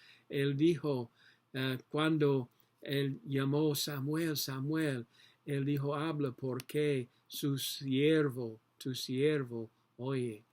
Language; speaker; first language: Spanish; non-native, learner; English